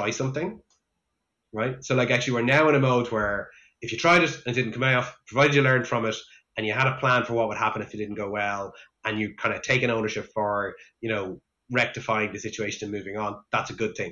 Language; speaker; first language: English; native; English